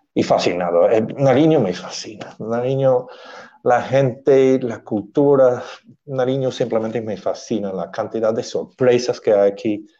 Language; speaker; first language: Spanish; non-native, fluent; English